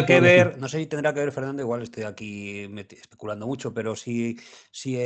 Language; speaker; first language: Spanish; native; Spanish